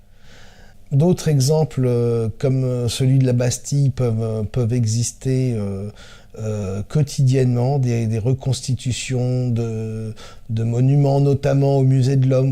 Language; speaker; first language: French; native; French